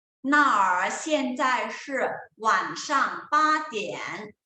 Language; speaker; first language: Chinese; non-native, fluent; Thai